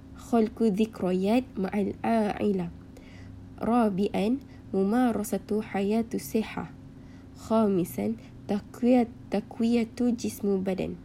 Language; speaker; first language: Arabic; non-native, learner; Malay